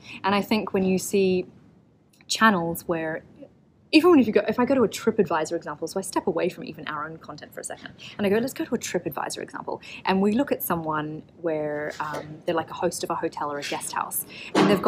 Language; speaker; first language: English; native; English